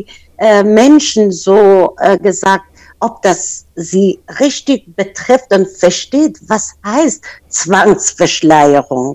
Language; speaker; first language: German; non-native, fluent; Persian